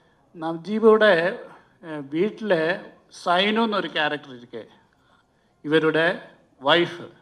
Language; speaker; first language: Tamil; non-native, learner; Malayalam